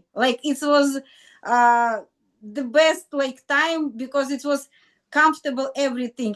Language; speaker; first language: English; non-native, learner; Russian